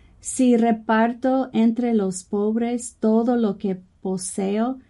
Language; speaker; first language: Spanish; non-native, fluent; English